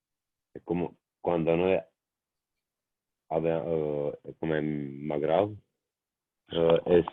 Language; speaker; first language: Spanish; non-native, learner; Italian